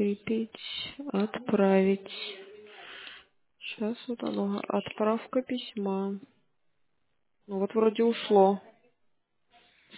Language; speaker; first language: Russian; native; Russian